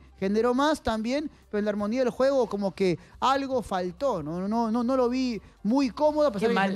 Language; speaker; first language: Spanish; native; Spanish